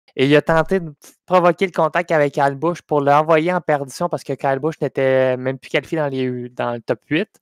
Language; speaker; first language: French; native; French